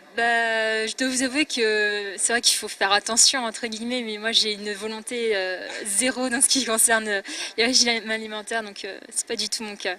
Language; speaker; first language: French; native; French